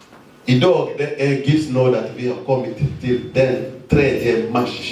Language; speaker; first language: Swedish; non-native, fluent; Lingala